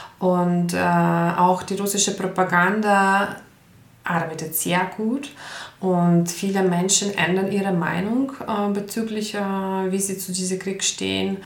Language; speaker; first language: German; non-native, fluent; Ukrainian